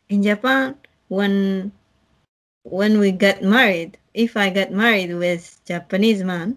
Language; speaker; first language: English; non-native, learner; Japanese